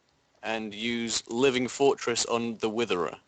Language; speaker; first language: English; native; English